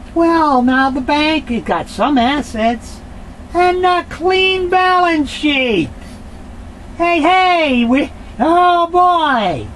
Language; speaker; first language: English; native; English